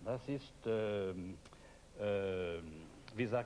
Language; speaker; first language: German; non-native, fluent; French